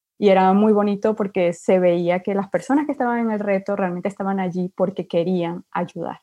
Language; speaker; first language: Spanish; native; Spanish